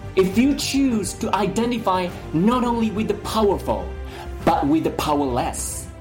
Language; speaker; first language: English; non-native, fluent; Chinese